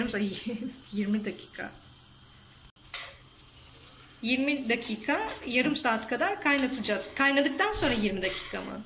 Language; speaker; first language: Turkish; native; Turkish